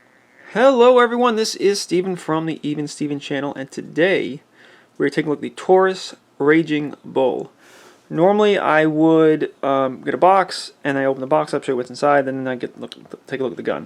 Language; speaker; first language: English; native; English